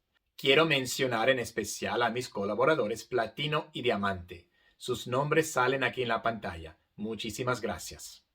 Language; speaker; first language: Spanish; non-native, fluent; English